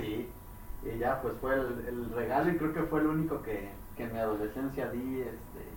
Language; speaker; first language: Spanish; native; Spanish